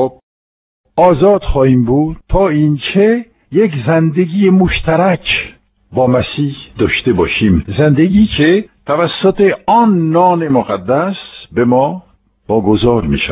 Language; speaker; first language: Persian; non-native, fluent; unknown